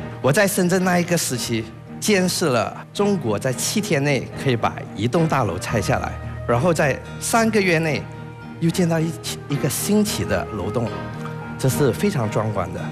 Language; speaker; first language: Chinese; native; Chinese